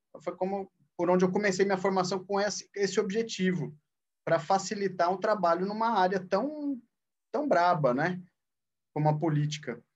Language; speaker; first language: Portuguese; native; Portuguese